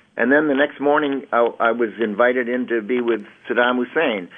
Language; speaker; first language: English; native; English